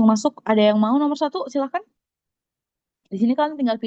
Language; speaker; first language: Indonesian; native; Indonesian